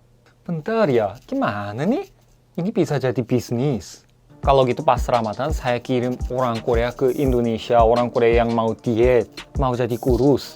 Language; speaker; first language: Indonesian; non-native, fluent; Korean